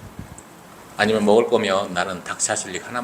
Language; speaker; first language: Korean; native; Korean